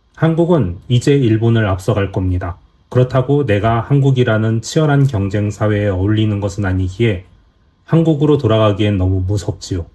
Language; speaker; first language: Korean; native; Korean